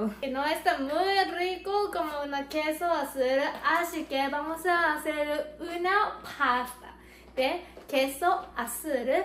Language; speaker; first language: Spanish; non-native, learner; Japanese